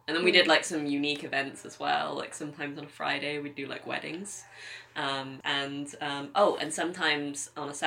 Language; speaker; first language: English; native; English